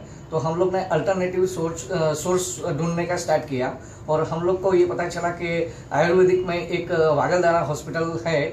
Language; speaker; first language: Hindi; native; Hindi